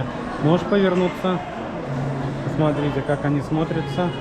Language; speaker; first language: Russian; native; Russian